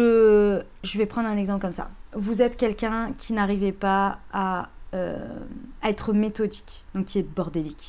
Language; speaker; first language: French; native; French